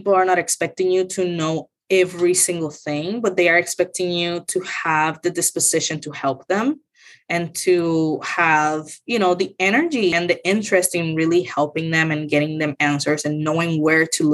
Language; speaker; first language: English; non-native, fluent; Spanish